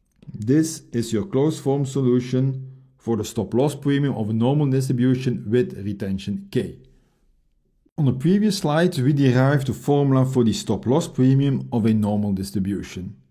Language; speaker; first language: English; non-native, fluent; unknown